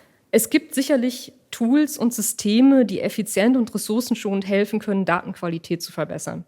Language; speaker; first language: German; native; German